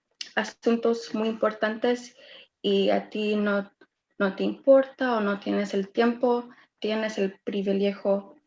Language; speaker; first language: Spanish; early bilingual, other home language; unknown